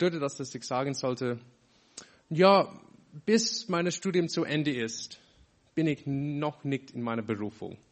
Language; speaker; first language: German; non-native, fluent; English